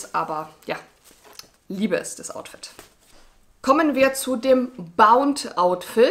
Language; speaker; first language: German; native; German